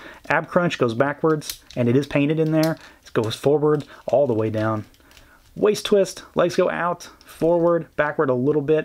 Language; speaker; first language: English; native; English